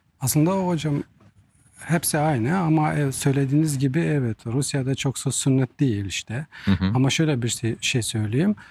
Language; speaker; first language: Turkish; non-native, fluent; Russian